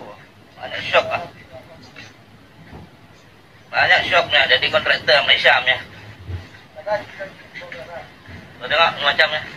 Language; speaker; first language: Malay; native; Malay